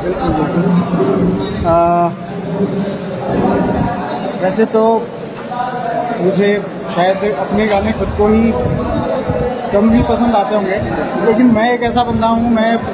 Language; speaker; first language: Hindi; non-native, local second language; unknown